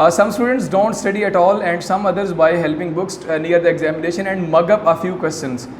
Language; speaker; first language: English; non-native, local second language; Urdu